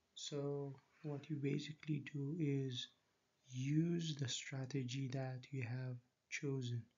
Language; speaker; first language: English; non-native, local second language; Amharic